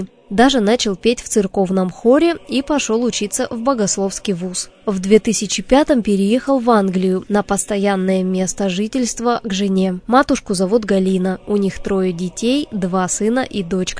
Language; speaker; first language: Russian; native; Russian